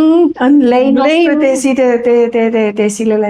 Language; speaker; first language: Romanian; non-native, fluent; German